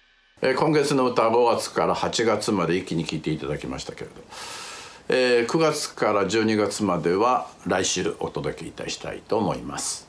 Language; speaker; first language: Japanese; native; Japanese